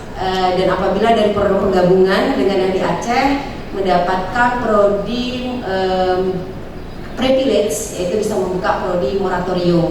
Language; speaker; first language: Indonesian; native; Indonesian